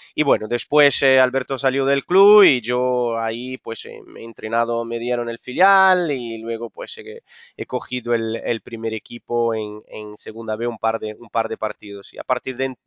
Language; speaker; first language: Spanish; non-native, fluent; Portuguese